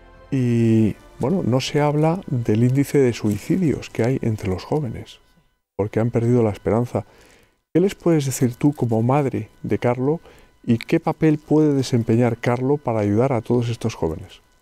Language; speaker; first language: Spanish; native; Spanish